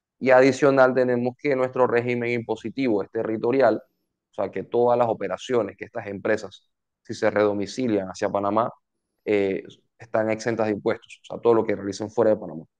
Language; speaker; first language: Spanish; native; Spanish